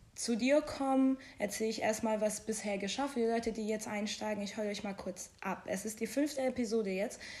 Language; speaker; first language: German; non-native, fluent; Persian